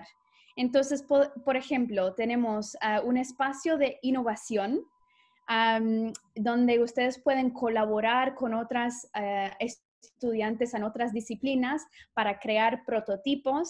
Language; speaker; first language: Spanish; non-native, fluent; English